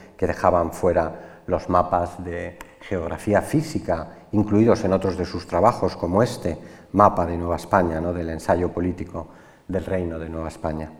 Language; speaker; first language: Spanish; native; Spanish